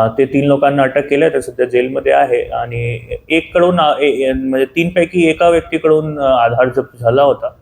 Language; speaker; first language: Marathi; non-native, fluent; Hindi